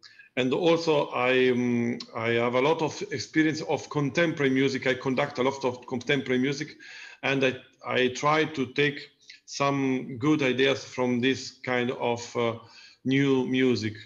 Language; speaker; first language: English; non-native, learner; Italian